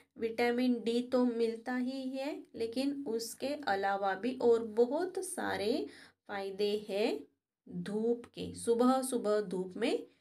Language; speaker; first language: Hindi; non-native, local second language; Marathi